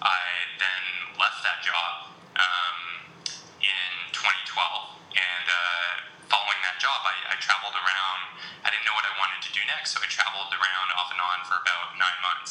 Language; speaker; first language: English; native; English